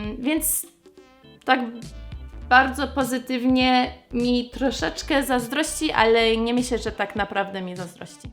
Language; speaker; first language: Polish; early bilingual, heritage; English